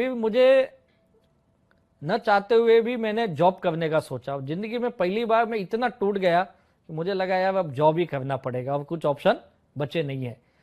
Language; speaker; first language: Hindi; native; Hindi